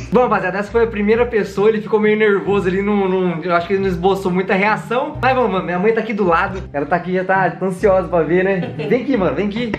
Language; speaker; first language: Portuguese; native; Portuguese